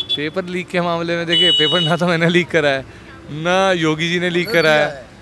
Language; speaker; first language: Hindi; native; Hindi